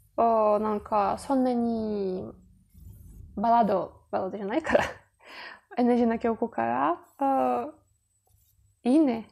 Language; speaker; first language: Japanese; non-native, learner; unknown